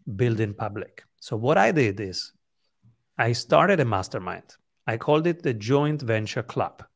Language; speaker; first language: English; non-native, fluent; Italian